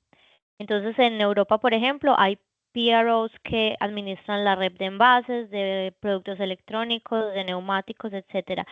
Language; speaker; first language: Spanish; native; Spanish